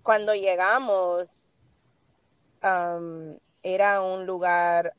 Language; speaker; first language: Spanish; early bilingual, heritage; Spanish